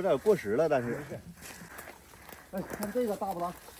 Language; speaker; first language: Chinese; native; Chinese